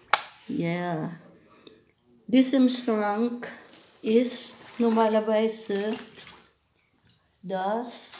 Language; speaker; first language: German; non-native, learner; Filipino